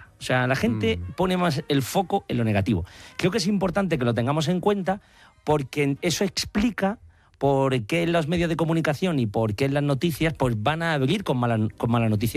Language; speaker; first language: Spanish; native; Spanish